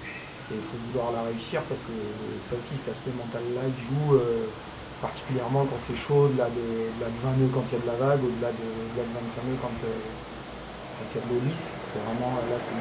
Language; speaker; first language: French; native; French